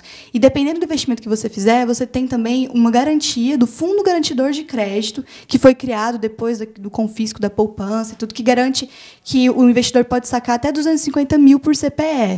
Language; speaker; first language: Portuguese; native; Portuguese